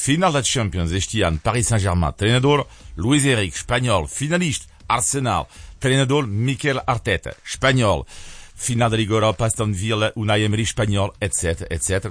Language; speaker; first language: Portuguese; non-native, fluent; French